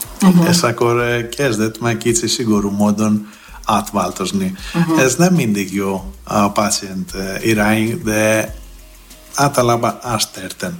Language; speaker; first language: Hungarian; non-native, fluent; Greek